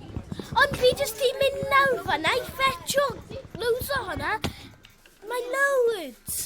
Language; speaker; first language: Welsh; non-native, local second language; English